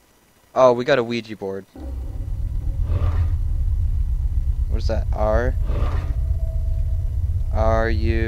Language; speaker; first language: English; native; English